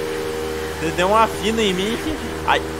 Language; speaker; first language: Portuguese; native; Portuguese